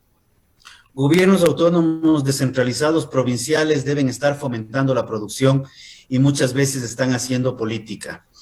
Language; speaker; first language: Spanish; native; Spanish